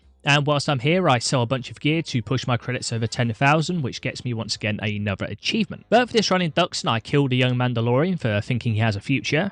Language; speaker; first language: English; native; English